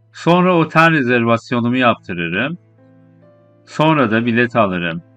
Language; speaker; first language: Turkish; non-native, fluent; Persian